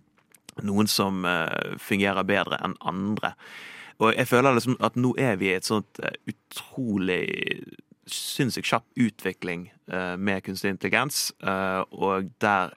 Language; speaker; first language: Norwegian; native; Norwegian